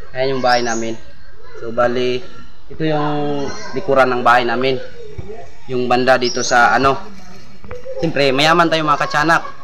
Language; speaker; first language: Filipino; non-native, local second language; Cebuano